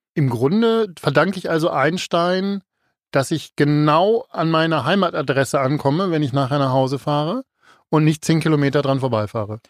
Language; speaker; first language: German; native; German